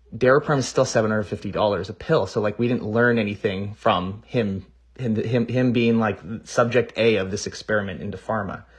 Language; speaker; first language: English; native; English